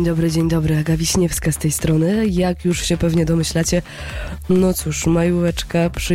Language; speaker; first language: Polish; native; Polish